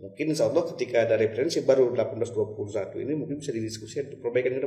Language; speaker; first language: Indonesian; native; Indonesian